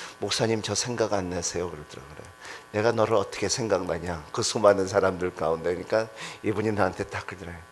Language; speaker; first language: Korean; non-native, fluent; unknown